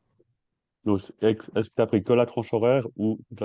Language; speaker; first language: French; native; French